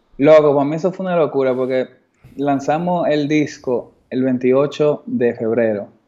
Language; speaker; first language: Spanish; native; Spanish